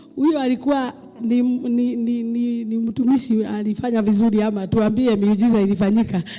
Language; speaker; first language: Swahili; non-native, local second language; Kikuyu